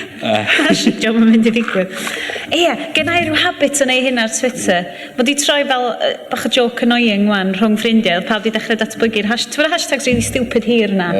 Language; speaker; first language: Welsh; native; Welsh